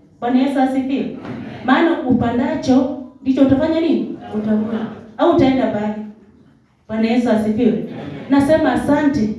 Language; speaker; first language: Swahili; native; Swahili